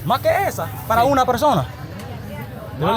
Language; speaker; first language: Spanish; non-native, learner; English